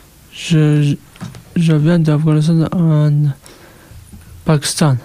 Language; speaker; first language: French; non-native, learner; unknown